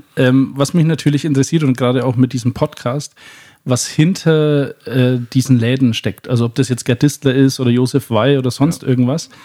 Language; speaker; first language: German; native; German